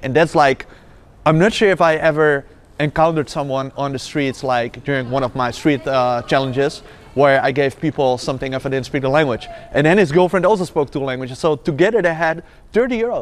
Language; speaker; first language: English; non-native, fluent; Dutch